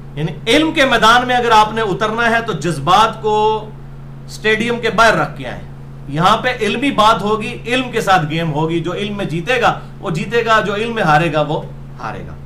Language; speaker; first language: Urdu; non-native, local second language; Punjabi